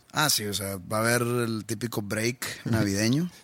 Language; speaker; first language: Spanish; native; Spanish